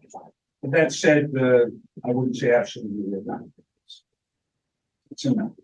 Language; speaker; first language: English; native; English